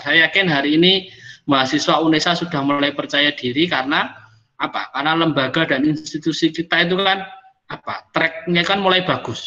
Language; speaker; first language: Indonesian; non-native, local second language; Javanese